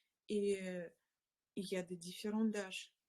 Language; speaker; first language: French; non-native, learner; Russian